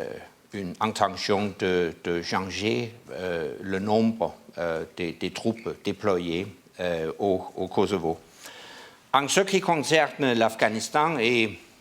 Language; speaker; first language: French; non-native, learner; Danish